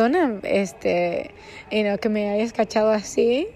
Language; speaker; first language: Spanish; native; Spanish